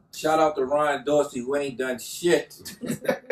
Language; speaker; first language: English; native; English